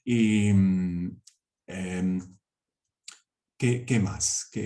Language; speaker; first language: Spanish; non-native, fluent; English